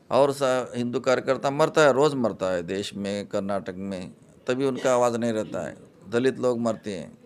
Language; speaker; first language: Hindi; non-native, local second language; Kannada